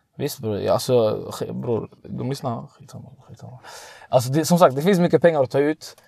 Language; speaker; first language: Swedish; early bilingual, other home language; Arabic